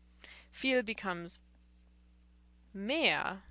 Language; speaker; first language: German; non-native, fluent; English